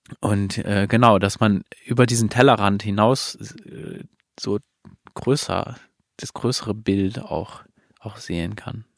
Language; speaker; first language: German; non-native, fluent; Luxembourgish